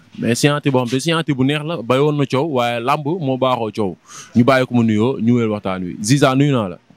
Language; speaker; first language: Wolof; native; Wolof